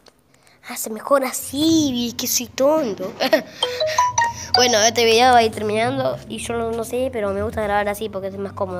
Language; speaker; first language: Spanish; native; Spanish